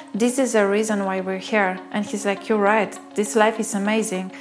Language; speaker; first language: English; non-native, fluent; Polish